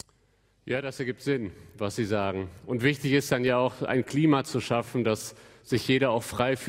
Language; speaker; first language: German; native; German